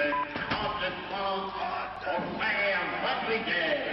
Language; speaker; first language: French; native; French